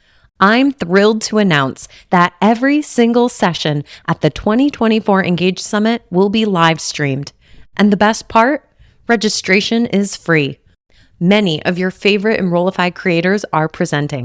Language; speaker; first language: English; native; English